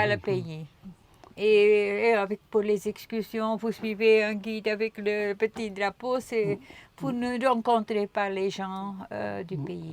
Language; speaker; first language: French; non-native, local second language; Dutch